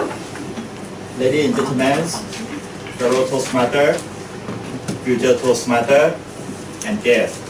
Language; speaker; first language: English; non-native, learner; Thai